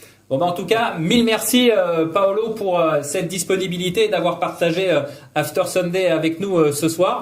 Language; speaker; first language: French; native; French